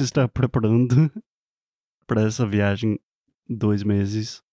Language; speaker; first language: Portuguese; non-native, fluent; English